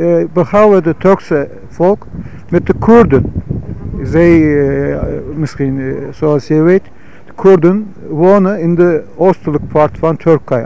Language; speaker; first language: Dutch; non-native, fluent; Turkish